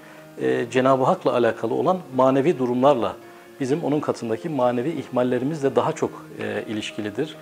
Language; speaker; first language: Turkish; native; Turkish